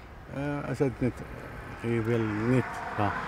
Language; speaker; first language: Dutch; non-native, learner; Arabic